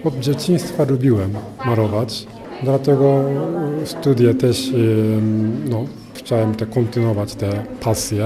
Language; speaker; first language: Polish; non-native, fluent; Japanese